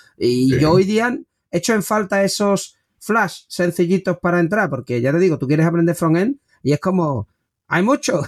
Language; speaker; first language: Spanish; native; Spanish